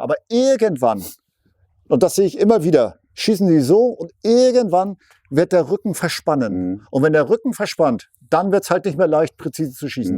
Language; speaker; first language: German; native; German